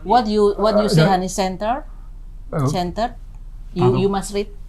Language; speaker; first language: English; non-native, learner; Indonesian